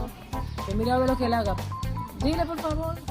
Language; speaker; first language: Spanish; native; Spanish